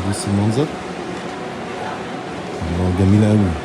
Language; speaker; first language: Arabic; native; Arabic